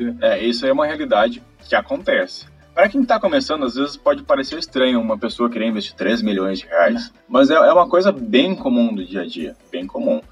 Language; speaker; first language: Portuguese; native; Portuguese